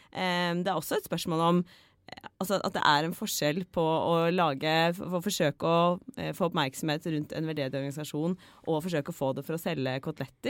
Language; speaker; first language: Norwegian; native; Norwegian